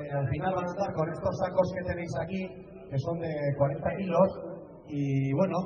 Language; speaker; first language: Spanish; native; Spanish